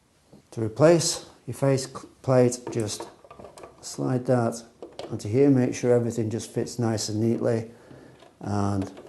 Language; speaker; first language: English; native; English